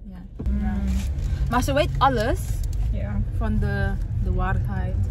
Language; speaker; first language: Dutch; early bilingual, heritage; Dutch